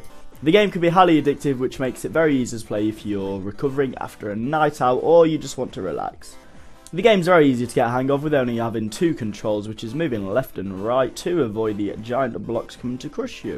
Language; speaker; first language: English; native; English